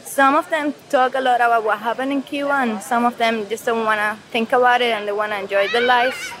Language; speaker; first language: English; non-native, fluent; Spanish